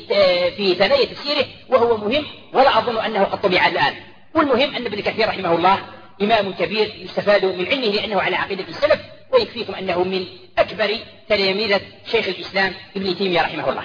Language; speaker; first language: Arabic; native; Arabic